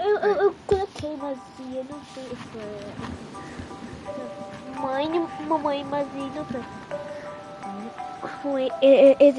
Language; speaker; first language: Portuguese; early bilingual, heritage; Portuguese